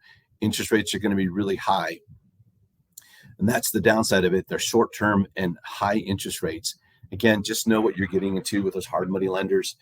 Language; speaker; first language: English; native; English